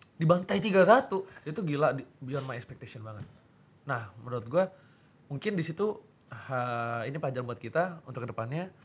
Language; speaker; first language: Indonesian; native; Indonesian